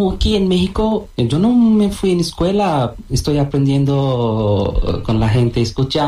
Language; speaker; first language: Spanish; non-native, learner; Bangla